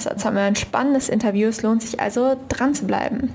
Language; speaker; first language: German; native; German